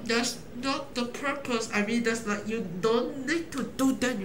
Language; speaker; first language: English; non-native, local second language; Chinese